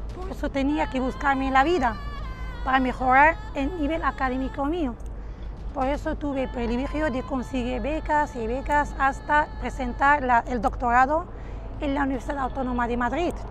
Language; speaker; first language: Spanish; non-native, fluent; Arabic